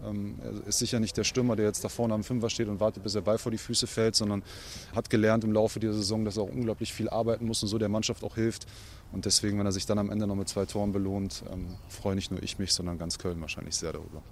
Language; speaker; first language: German; native; German